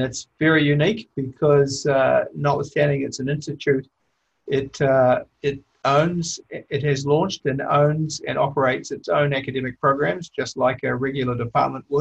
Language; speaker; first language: English; native; English